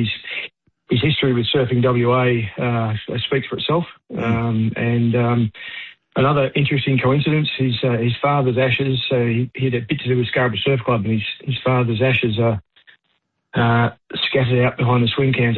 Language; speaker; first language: English; native; English